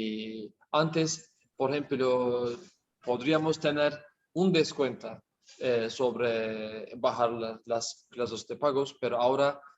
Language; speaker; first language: Spanish; non-native, learner; Turkish